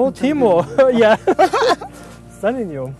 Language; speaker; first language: Mongolian; non-native, learner; English